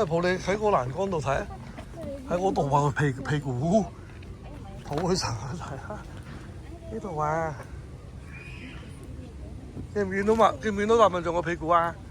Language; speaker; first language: Cantonese; native; Cantonese